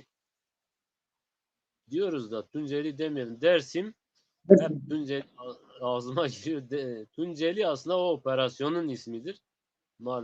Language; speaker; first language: Turkish; non-native, local second language; Zaza